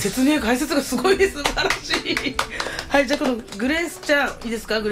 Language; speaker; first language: Japanese; native; Japanese